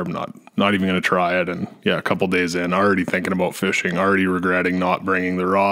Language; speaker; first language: English; native; English